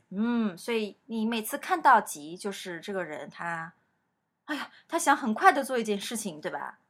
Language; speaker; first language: Chinese; native; Chinese